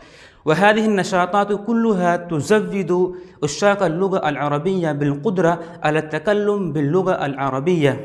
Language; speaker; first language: Arabic; non-native, fluent; Urdu